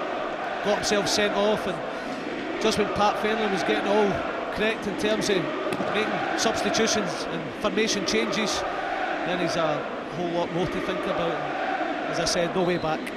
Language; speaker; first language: English; native; English